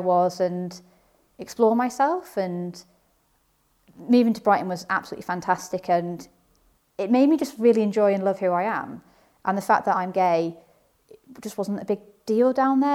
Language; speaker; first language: English; native; English